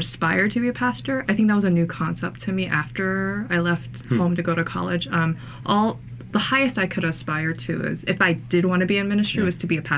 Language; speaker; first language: English; native; English